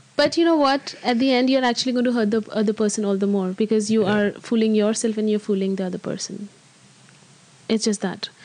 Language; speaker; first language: English; non-native, local second language; Hindi